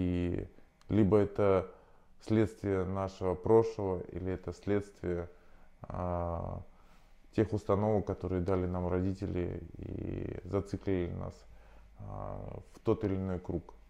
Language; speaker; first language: Russian; native; Russian